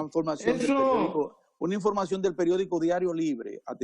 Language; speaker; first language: Spanish; native; Spanish